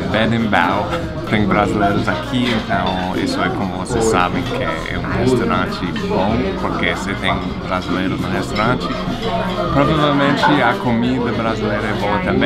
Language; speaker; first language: Portuguese; non-native, fluent; English